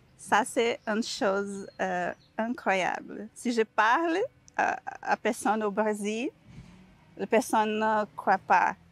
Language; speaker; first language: French; non-native, learner; Portuguese